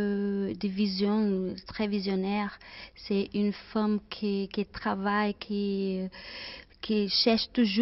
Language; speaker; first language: French; non-native, fluent; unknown